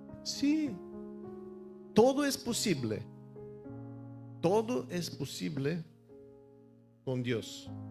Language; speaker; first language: Spanish; non-native, fluent; Bulgarian